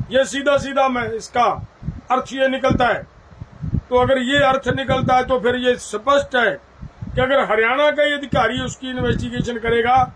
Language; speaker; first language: Hindi; native; Hindi